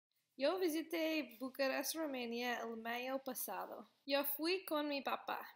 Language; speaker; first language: Spanish; non-native, learner; English